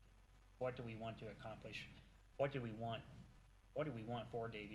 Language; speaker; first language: English; native; English